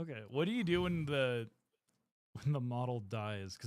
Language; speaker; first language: English; native; English